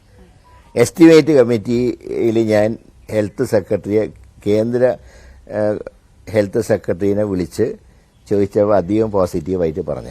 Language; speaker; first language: Malayalam; native; Malayalam